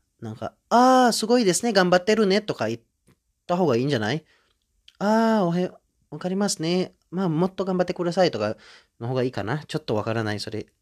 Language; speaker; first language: Japanese; non-native, fluent; Indonesian